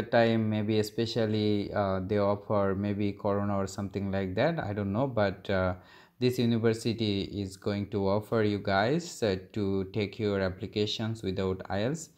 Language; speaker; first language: English; non-native, local second language; Bangla